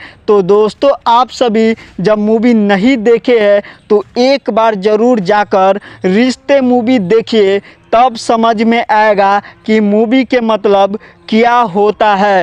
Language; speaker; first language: Hindi; non-native, local second language; Bhojpuri